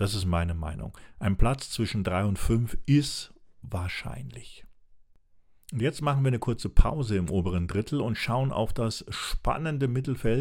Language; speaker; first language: German; native; German